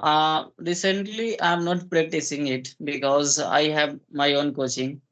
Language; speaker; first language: English; non-native, local second language; Hindi